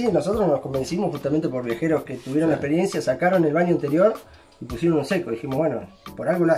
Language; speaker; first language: Spanish; native; Spanish